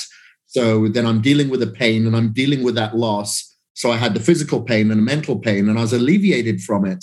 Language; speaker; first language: English; native; English